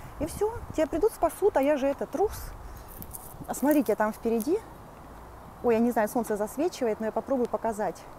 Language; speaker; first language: Russian; native; Russian